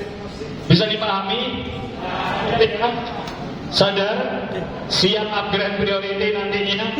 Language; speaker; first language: Indonesian; native; Indonesian